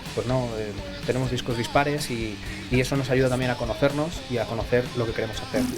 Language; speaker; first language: Spanish; native; Spanish